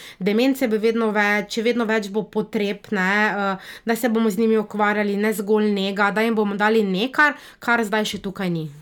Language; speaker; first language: Slovenian; native; Slovenian